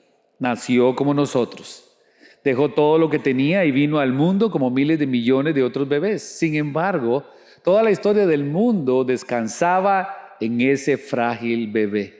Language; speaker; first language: Spanish; native; Spanish